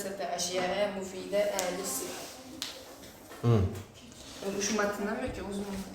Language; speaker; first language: Arabic; non-native, learner; Uzbek